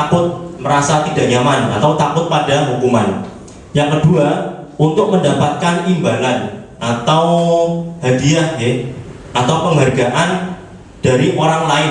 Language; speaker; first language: Indonesian; native; Indonesian